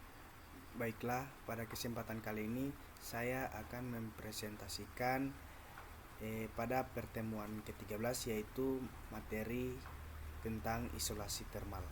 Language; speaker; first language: Indonesian; native; Indonesian